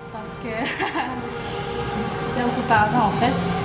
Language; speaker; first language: French; non-native, fluent; Korean